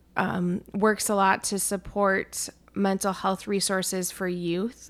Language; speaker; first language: English; native; English